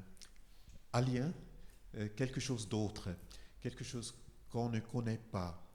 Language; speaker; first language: French; non-native, fluent; Igbo